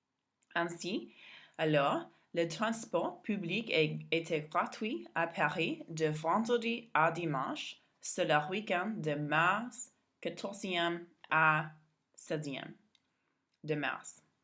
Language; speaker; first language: French; non-native, learner; English